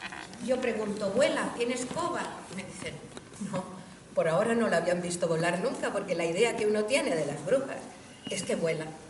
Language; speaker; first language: Spanish; native; Spanish